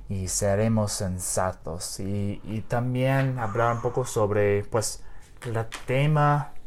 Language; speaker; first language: Spanish; non-native, learner; English